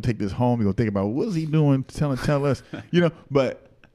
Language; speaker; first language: English; native; English